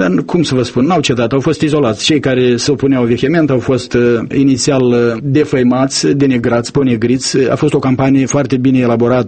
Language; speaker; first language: Romanian; native; Romanian